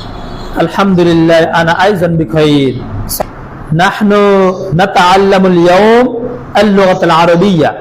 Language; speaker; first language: Arabic; non-native, fluent; Bangla